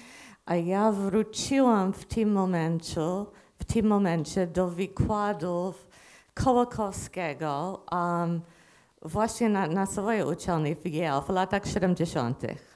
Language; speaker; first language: Polish; non-native, fluent; English